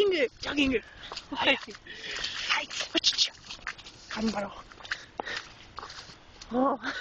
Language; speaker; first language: Japanese; non-native, learner; English